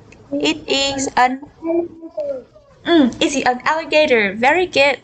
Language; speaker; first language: English; non-native, learner; Vietnamese